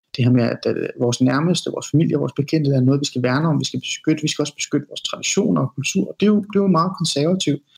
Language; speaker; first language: Danish; early bilingual, other home language; Persian